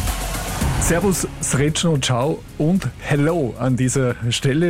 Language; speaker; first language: German; native; German